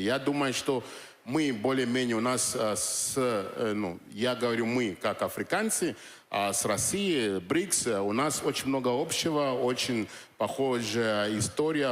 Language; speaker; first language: Russian; non-native, fluent; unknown